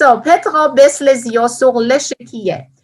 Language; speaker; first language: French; non-native, fluent; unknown